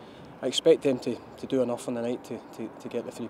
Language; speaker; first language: English; native; English